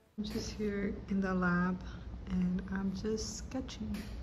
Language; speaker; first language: English; early bilingual, other home language; Spanish